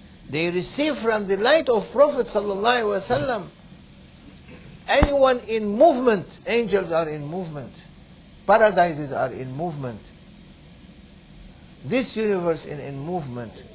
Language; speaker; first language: English; non-native, fluent; Arabic